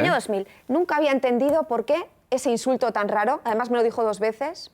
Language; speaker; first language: Spanish; native; Spanish